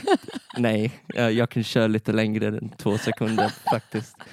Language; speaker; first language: Swedish; non-native, learner; English